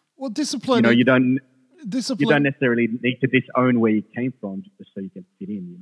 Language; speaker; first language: English; early bilingual, other home language; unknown